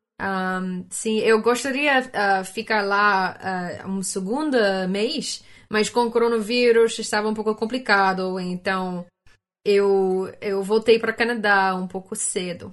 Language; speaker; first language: Portuguese; non-native, learner; English